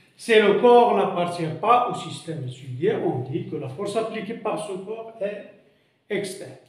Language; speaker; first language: French; non-native, local second language; Arabic